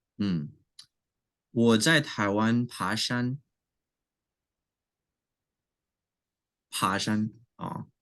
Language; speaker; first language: Chinese; non-native, learner; English